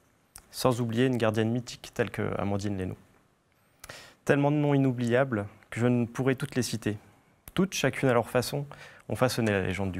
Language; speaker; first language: French; native; French